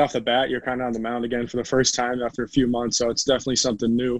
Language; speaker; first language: English; native; English